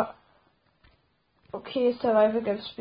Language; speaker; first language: German; native; German